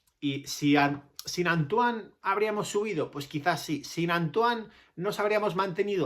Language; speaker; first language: Spanish; native; Spanish